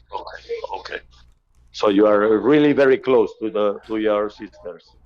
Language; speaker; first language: English; non-native, fluent; Spanish